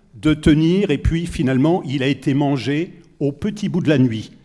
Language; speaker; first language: French; native; French